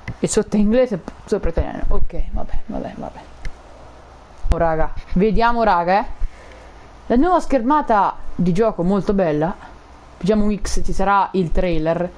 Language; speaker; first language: Italian; native; Italian